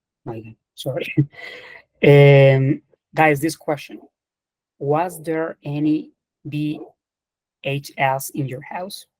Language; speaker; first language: English; non-native, fluent; Spanish